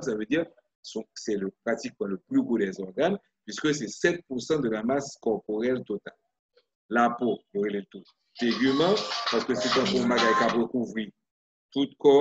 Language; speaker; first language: French; non-native, local second language; Haitian Creole